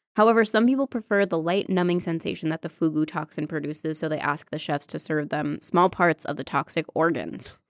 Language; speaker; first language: English; native; English